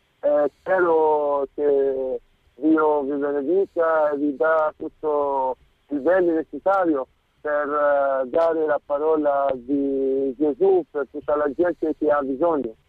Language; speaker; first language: Italian; non-native, fluent; Arabic